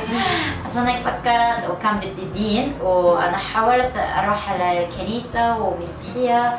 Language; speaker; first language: Arabic; non-native, learner; Korean